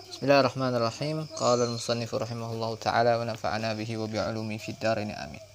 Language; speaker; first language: Arabic; non-native, fluent; Indonesian